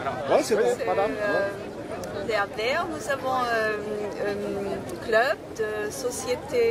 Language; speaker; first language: French; non-native, learner; German